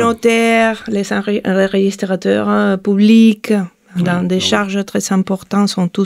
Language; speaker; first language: French; non-native, fluent; Spanish